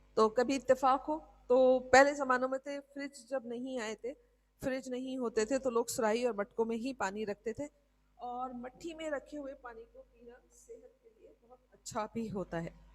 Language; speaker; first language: Urdu; native; Urdu